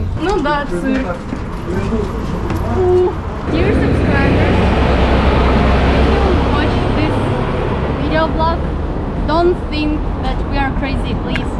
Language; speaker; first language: English; non-native, learner; Russian